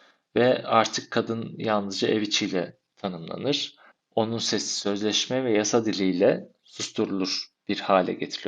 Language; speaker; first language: Turkish; native; Turkish